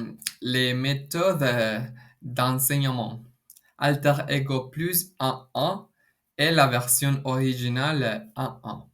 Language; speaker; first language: French; non-native, fluent; Spanish